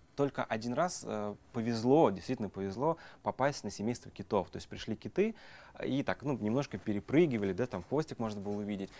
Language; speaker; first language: Russian; native; Russian